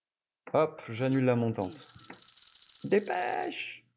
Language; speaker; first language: French; native; French